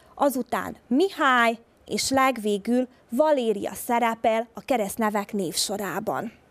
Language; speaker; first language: Hungarian; native; Hungarian